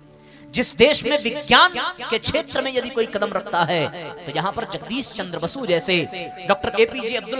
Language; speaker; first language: Hindi; native; Hindi